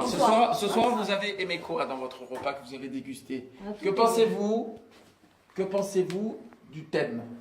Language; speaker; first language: French; native; French